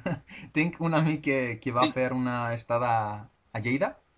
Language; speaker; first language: Catalan; non-native, learner; Spanish